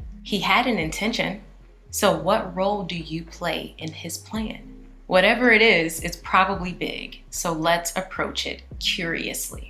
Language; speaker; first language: English; native; English